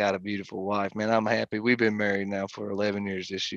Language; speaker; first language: English; native; English